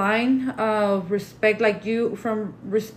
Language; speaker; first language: English; non-native, fluent; Spanish